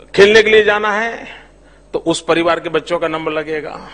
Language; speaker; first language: Hindi; non-native, local second language; Gujarati